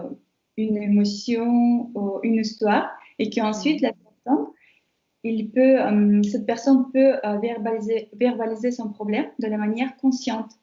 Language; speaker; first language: French; non-native, fluent; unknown